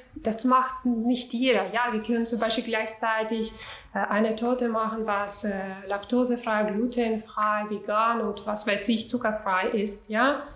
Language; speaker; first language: German; non-native, fluent; Russian